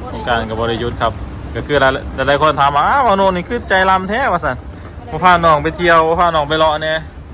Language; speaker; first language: Thai; native; Thai